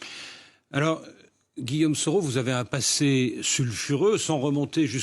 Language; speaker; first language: French; native; French